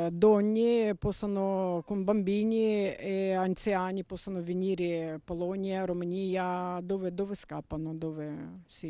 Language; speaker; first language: Italian; non-native, learner; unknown